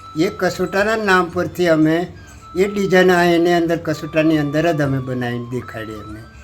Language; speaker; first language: Gujarati; native; Gujarati